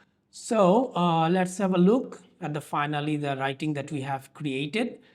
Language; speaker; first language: English; non-native, local second language; Bangla